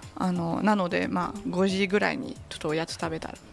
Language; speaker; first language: Japanese; non-native, fluent; French